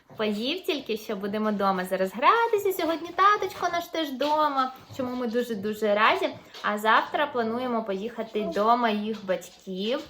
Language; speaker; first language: Ukrainian; native; Ukrainian